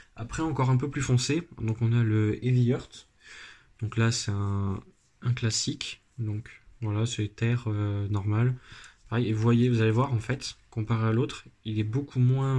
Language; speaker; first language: French; native; French